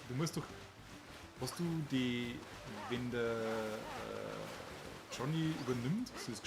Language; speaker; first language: German; native; German